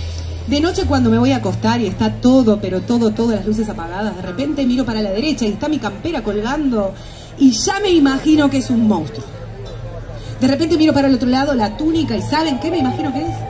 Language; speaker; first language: Spanish; native; Spanish